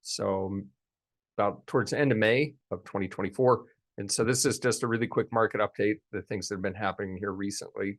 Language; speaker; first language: English; native; English